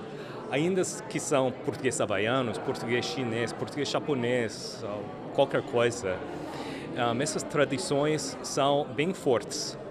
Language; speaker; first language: Portuguese; early bilingual, heritage; English